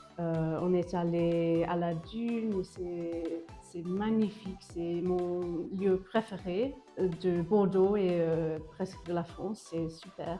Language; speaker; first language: French; non-native, fluent; English